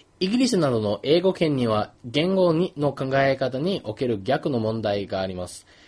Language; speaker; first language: Japanese; non-native, fluent; English